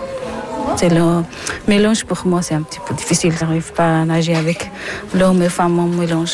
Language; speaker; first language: French; non-native, learner; Persian